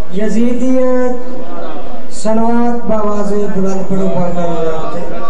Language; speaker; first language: Urdu; non-native, local second language; Punjabi